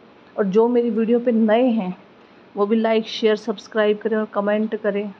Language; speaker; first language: Hindi; native; Hindi